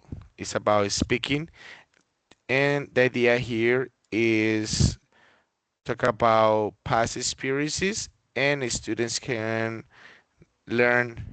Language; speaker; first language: English; non-native, fluent; Spanish